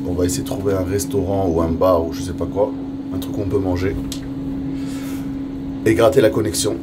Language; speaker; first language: French; native; French